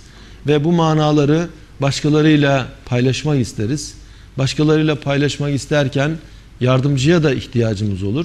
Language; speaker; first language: Turkish; native; Turkish